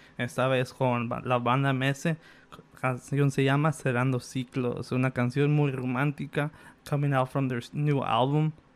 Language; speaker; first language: Spanish; early bilingual, other home language; English